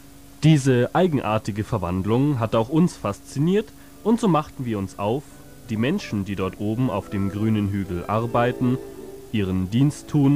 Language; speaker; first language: German; native; German